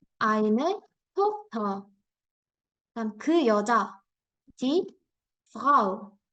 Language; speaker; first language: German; non-native, fluent; Korean